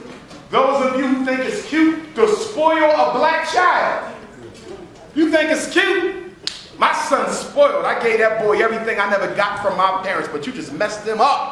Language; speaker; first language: English; native; English